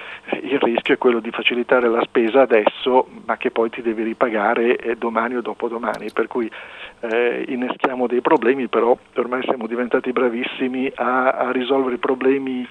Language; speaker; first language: Italian; native; Italian